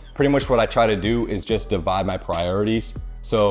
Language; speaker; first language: English; native; English